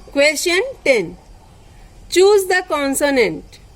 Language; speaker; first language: English; non-native, local second language; Hindi